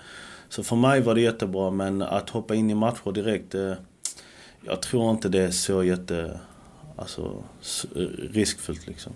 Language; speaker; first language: Swedish; early bilingual, other home language; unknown